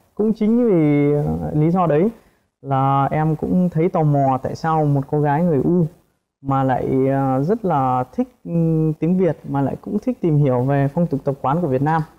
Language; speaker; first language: Vietnamese; early bilingual, heritage; Vietnamese